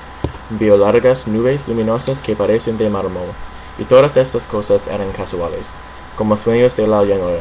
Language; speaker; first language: Spanish; non-native, learner; English